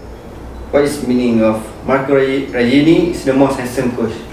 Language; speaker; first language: English; non-native, learner; Malay